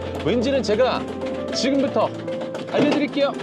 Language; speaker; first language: Korean; native; Korean